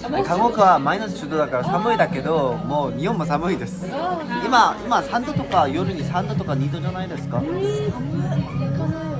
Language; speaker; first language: Japanese; non-native, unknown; Korean